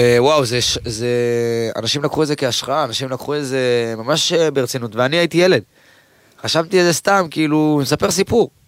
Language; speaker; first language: Hebrew; early bilingual, other home language; Amharic